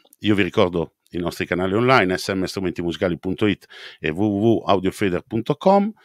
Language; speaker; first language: Italian; native; Italian